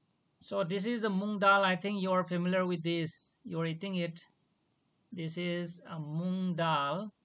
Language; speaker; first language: English; non-native, local second language; Manipuri